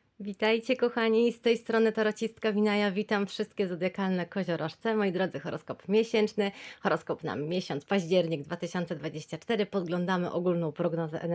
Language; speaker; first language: Polish; native; Polish